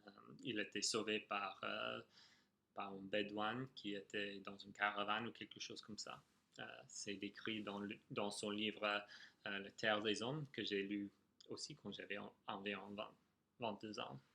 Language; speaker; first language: French; non-native, fluent; English